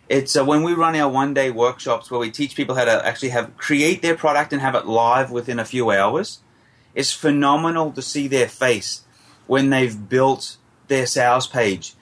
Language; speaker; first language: English; native; English